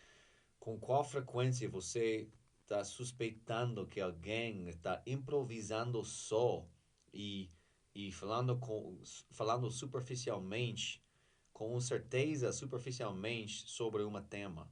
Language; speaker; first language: Portuguese; non-native, fluent; English